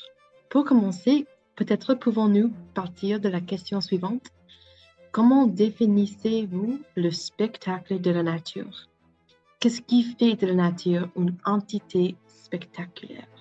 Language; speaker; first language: French; non-native, learner; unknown